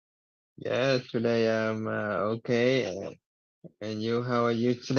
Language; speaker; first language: English; non-native, learner; Vietnamese